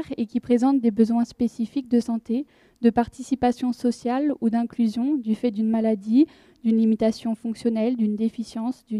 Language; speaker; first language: French; native; French